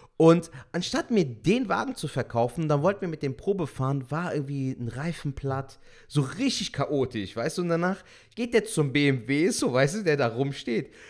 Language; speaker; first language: German; early bilingual, other home language; Turkish